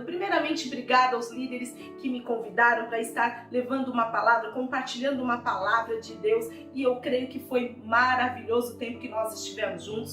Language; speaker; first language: Portuguese; native; Portuguese